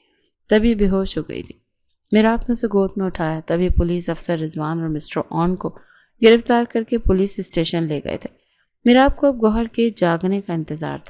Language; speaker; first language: Urdu; native; Urdu